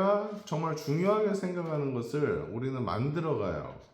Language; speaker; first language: Korean; native; Korean